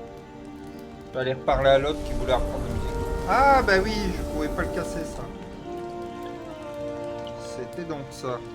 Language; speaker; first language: French; native; French